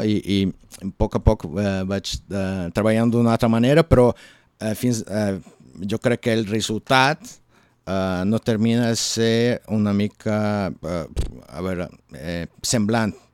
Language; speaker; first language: Catalan; non-native, learner; Portuguese